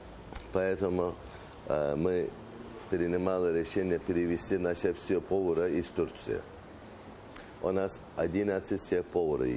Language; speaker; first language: Russian; non-native, learner; Turkish